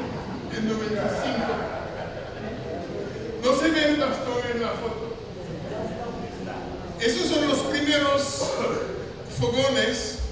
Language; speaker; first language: Spanish; non-native, fluent; French